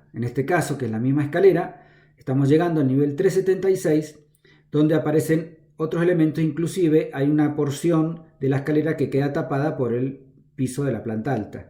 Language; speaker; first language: Spanish; native; Spanish